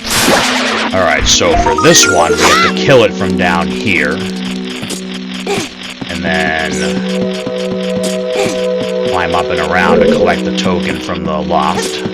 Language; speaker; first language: English; native; English